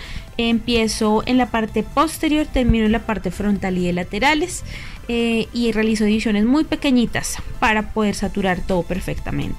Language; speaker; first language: Spanish; native; Spanish